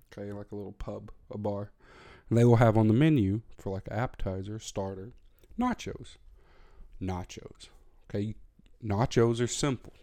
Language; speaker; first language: English; native; English